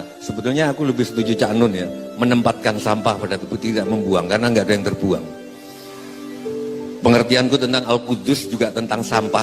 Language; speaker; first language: Indonesian; non-native, local second language; Javanese